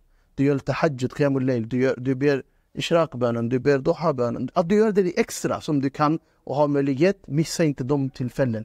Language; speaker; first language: Swedish; non-native, fluent; Urdu